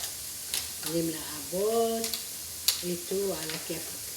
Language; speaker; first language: Hebrew; non-native, fluent; Arabic